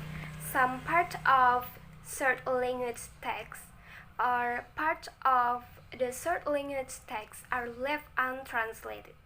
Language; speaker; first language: English; non-native, learner; Indonesian